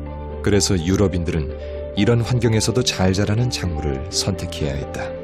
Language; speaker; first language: Korean; native; Korean